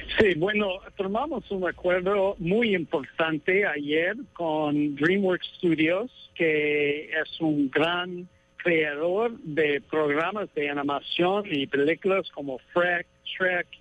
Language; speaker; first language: Spanish; non-native, fluent; English